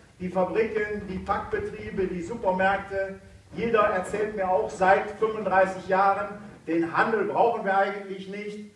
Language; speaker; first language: German; native; German